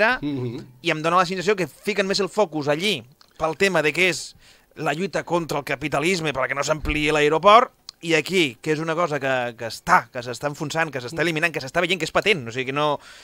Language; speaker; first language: Catalan; non-native, local second language; Spanish